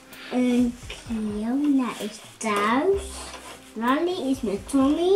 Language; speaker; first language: Dutch; early bilingual, other home language; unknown